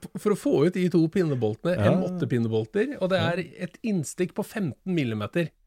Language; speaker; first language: Norwegian; native; Norwegian